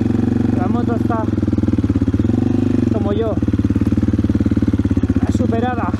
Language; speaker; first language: Spanish; native; Spanish